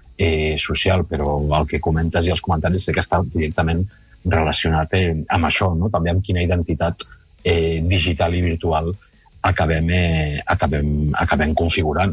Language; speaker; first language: Catalan; non-native, local second language; Spanish